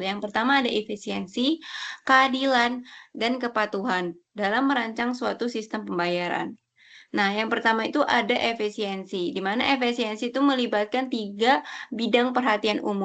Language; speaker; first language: Indonesian; native; Indonesian